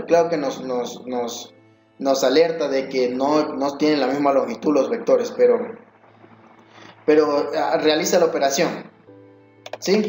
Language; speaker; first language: Spanish; native; Spanish